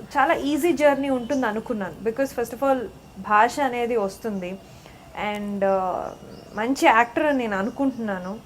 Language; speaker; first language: Telugu; native; Telugu